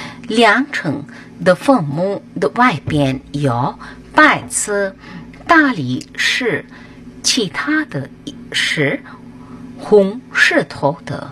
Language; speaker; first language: Chinese; non-native, learner; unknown